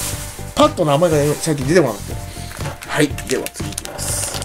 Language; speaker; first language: Japanese; native; Japanese